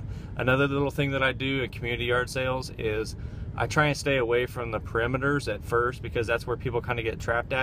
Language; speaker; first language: English; native; English